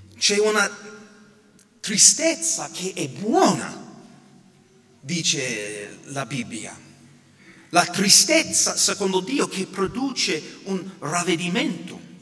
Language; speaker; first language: Italian; non-native, fluent; English